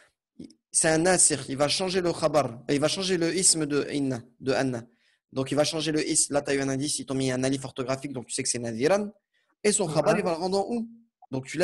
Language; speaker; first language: French; native; French